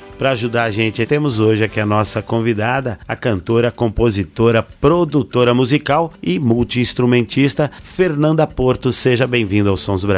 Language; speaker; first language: Portuguese; native; Portuguese